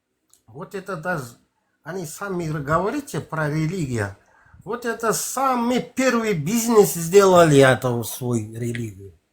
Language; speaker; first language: Russian; non-native, local second language; Kazakh